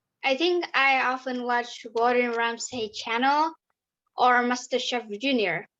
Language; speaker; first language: English; non-native, learner; Vietnamese